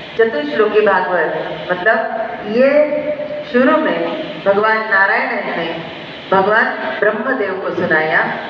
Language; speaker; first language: Hindi; non-native, local second language; Marathi